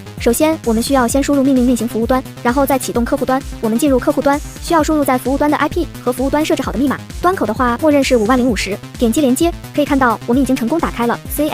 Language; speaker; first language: Chinese; native; Chinese